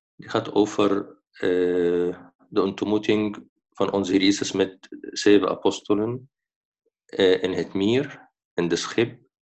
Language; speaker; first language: Dutch; non-native, fluent; Arabic